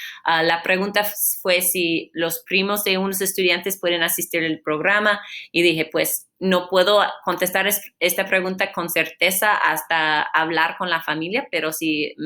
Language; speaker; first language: Spanish; non-native, fluent; English